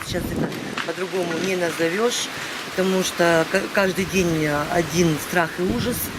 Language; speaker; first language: Russian; native; Russian